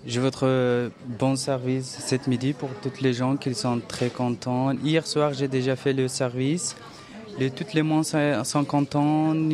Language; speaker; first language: French; non-native, learner; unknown